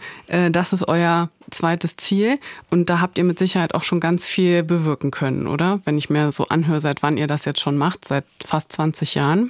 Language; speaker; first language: German; native; German